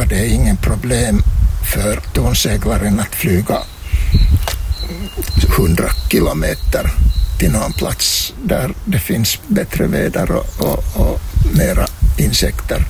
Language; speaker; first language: Swedish; non-native, fluent; Finnish